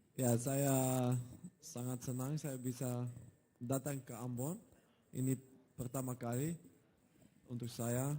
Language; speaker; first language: Indonesian; non-native, fluent; Dutch